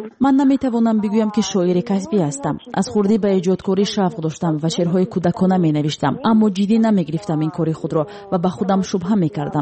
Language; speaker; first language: Tajik; non-native, local second language; Shughni